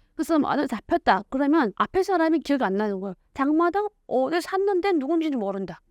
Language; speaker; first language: Korean; native; Korean